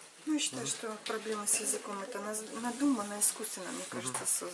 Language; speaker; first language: Russian; native; Russian